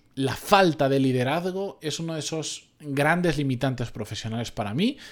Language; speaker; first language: Spanish; native; Spanish